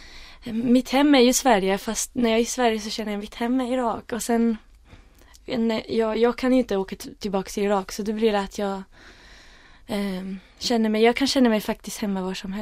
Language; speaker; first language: Swedish; early bilingual, other home language; Arabic